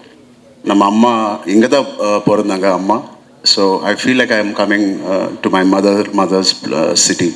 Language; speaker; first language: Tamil; non-native, learner; Telugu